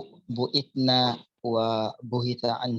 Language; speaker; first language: Arabic; non-native, learner; Indonesian